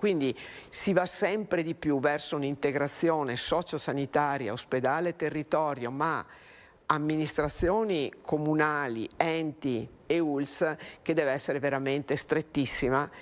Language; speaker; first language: Italian; native; Italian